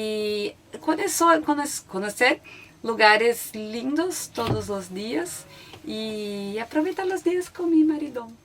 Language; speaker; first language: Spanish; non-native, learner; Portuguese